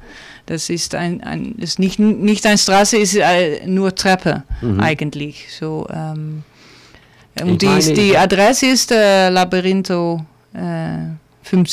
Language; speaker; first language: German; non-native, learner; Dutch